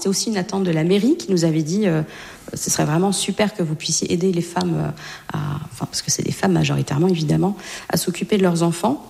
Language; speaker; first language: French; native; French